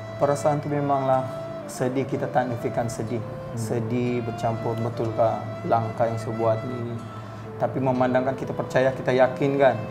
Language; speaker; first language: Malay; non-native, local second language; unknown